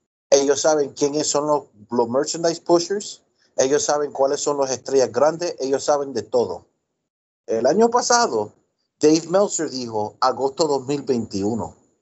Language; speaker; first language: Spanish; early bilingual, heritage; Spanish